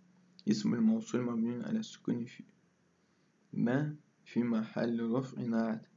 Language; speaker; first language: Arabic; non-native, fluent; Russian